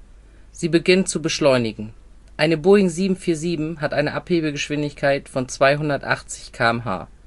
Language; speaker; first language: German; native; German